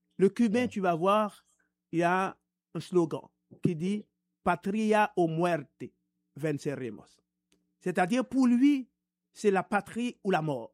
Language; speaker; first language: French; non-native, local second language; Haitian Creole